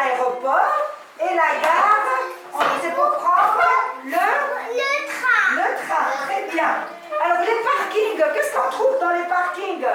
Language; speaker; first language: French; non-native, local second language; Arabic